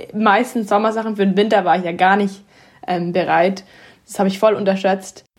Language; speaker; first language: German; early bilingual, heritage; English